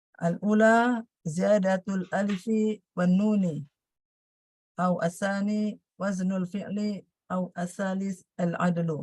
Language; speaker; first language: Arabic; non-native, learner; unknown